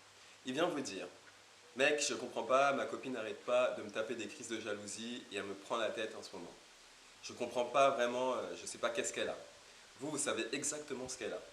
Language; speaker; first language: French; native; French